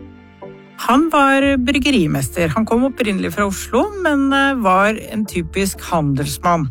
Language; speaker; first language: Norwegian; native; Norwegian